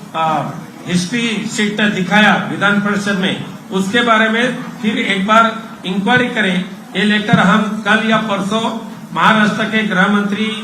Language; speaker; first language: Hindi; non-native, local second language; Marathi